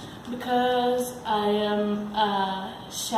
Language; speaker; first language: English; non-native, learner; Portuguese